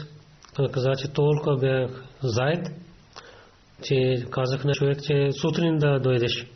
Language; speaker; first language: Bulgarian; non-native, fluent; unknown